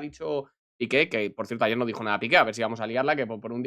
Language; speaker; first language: Spanish; native; Spanish